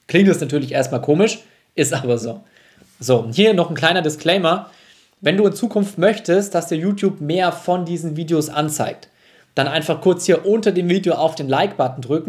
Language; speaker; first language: German; native; German